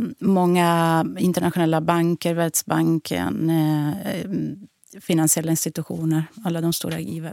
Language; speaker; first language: Swedish; non-native, fluent; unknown